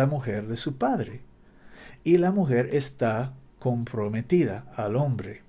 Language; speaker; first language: Spanish; non-native, learner; English